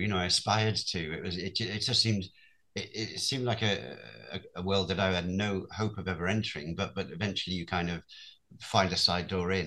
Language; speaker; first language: English; native; English